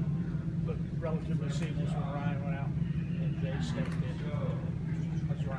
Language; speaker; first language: English; native; English